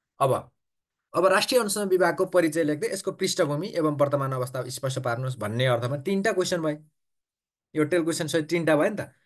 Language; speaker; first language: Nepali; native; Nepali